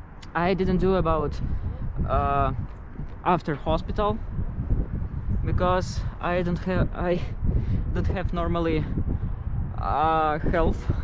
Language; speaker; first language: English; non-native, learner; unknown